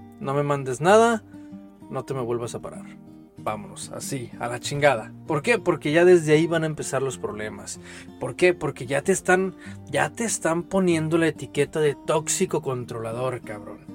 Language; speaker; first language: Spanish; native; Spanish